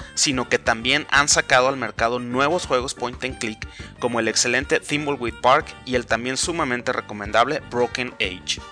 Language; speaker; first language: Spanish; native; Spanish